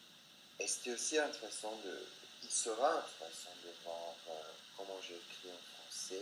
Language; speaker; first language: French; non-native, learner; English